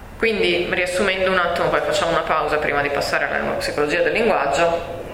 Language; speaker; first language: Italian; native; Italian